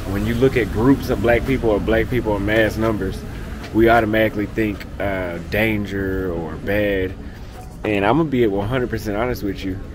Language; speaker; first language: English; native; English